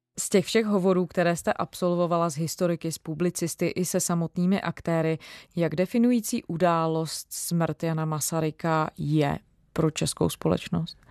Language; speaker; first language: Czech; native; Czech